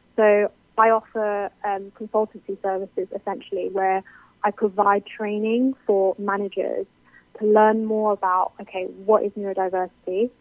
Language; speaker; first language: English; native; English